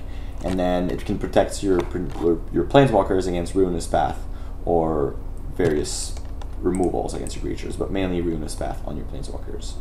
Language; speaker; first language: English; non-native, local second language; French